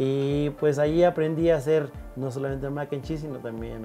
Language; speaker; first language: Spanish; native; Spanish